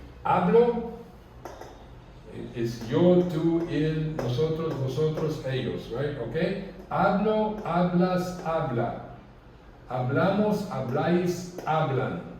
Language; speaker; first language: Spanish; non-native, learner; English